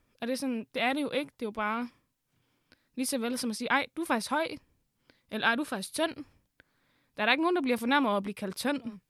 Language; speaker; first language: Danish; early bilingual, other home language; Arabic